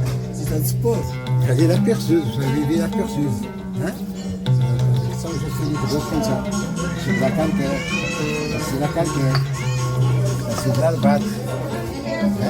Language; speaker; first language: French; non-native, learner; Arabic